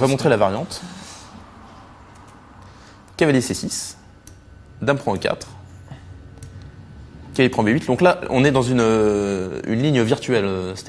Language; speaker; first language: French; native; French